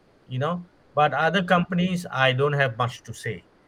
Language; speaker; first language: English; non-native, local second language; Tamil